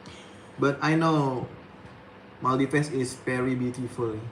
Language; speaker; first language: English; non-native, learner; Indonesian